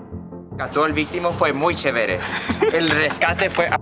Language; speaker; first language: Spanish; non-native, learner; English